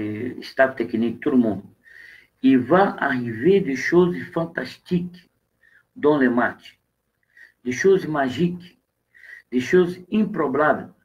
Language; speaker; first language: French; non-native, learner; Portuguese